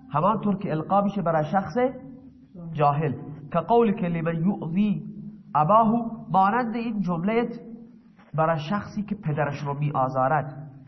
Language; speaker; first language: Persian; non-native, local second language; Baluchi